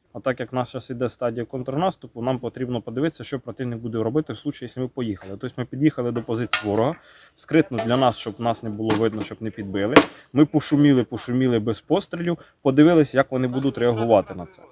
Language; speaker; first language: Ukrainian; native; Ukrainian